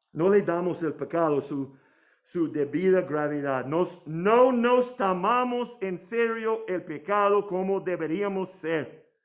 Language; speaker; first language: Spanish; non-native, fluent; English